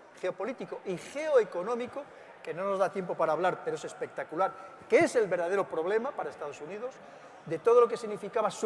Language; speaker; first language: Spanish; native; Spanish